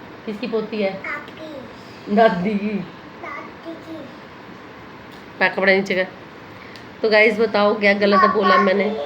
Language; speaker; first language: Hindi; native; Hindi